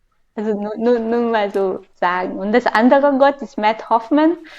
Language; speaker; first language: German; non-native, fluent; Hungarian